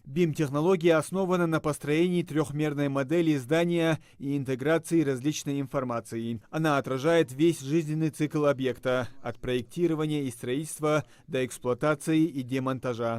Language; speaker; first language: Russian; native; Russian